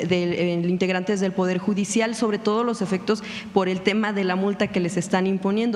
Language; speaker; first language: Spanish; native; Spanish